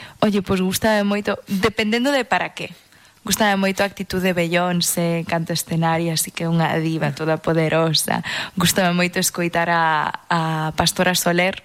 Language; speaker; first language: Galician; non-native, local second language; English